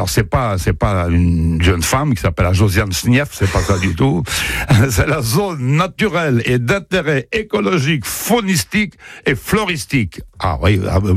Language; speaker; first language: French; native; French